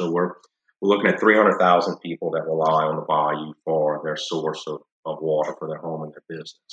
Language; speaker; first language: English; native; English